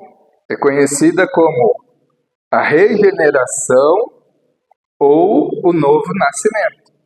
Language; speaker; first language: Portuguese; native; Portuguese